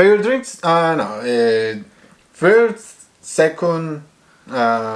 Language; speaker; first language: English; non-native, learner; Spanish